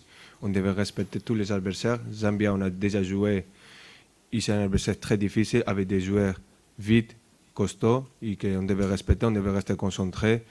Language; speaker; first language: French; non-native, fluent; Spanish